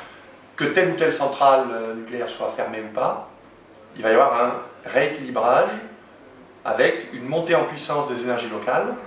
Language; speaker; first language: French; native; French